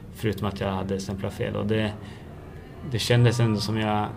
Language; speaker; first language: Swedish; native; Swedish